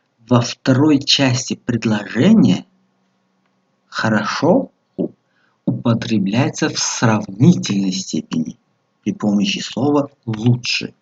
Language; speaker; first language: Russian; non-native, local second language; Tajik